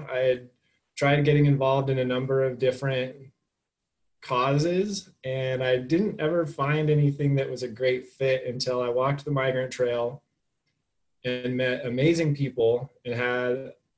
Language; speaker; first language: English; native; English